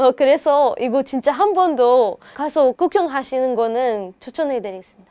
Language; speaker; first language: Korean; non-native, fluent; Arabic